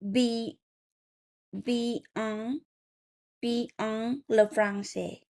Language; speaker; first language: French; non-native, learner; Vietnamese